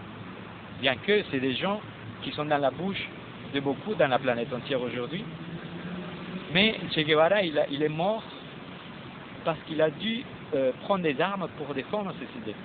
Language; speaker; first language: French; non-native, fluent; Spanish